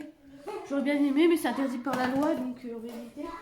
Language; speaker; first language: French; native; French